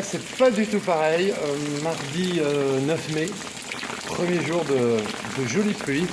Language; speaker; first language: French; native; French